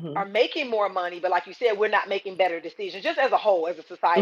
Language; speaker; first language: English; native; English